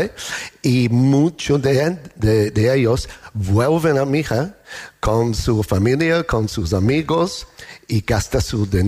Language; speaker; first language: Spanish; non-native, learner; English